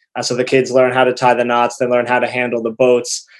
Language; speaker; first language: English; native; English